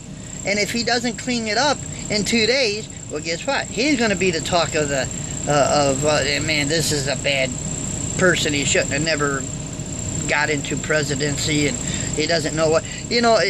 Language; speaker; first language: English; native; English